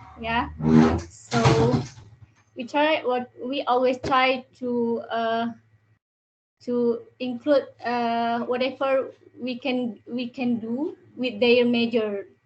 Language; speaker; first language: English; non-native, learner; Indonesian